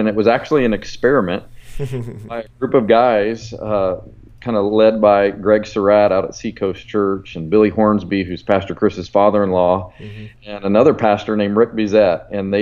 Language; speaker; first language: English; native; English